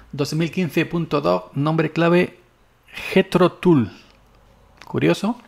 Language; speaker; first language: Spanish; native; Spanish